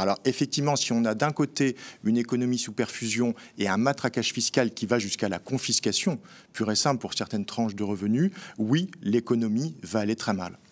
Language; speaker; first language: French; native; French